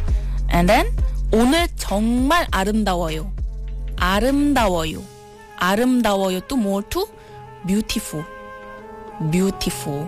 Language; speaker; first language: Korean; non-native, fluent; Malay